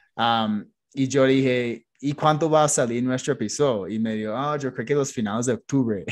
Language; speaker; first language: Spanish; non-native, fluent; English